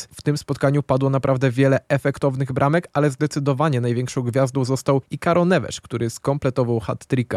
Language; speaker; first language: Polish; native; Polish